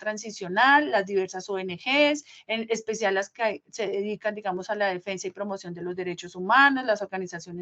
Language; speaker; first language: Spanish; native; Spanish